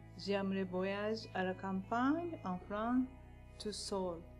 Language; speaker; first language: French; non-native, learner; Japanese